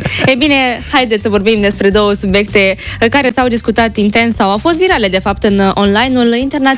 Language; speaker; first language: Romanian; native; Romanian